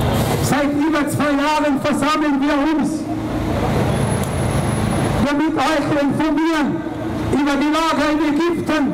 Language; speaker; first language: German; non-native, learner; Arabic